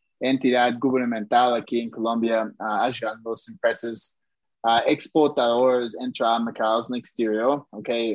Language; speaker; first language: Spanish; non-native, fluent; English